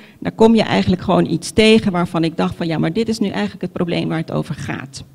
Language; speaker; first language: Dutch; non-native, local second language; Papiamento